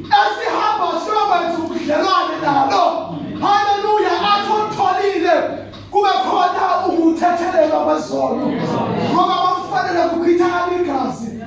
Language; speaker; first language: Zulu; native; Zulu